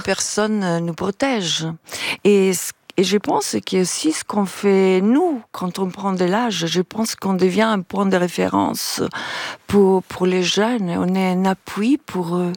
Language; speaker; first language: French; non-native, fluent; Italian